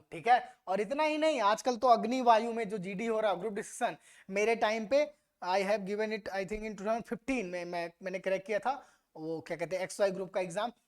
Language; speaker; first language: Hindi; native; Hindi